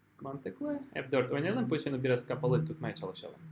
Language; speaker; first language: Turkish; non-native, fluent; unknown